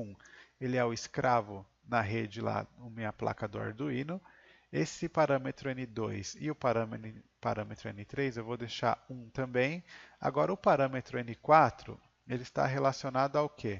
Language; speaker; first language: Portuguese; native; Portuguese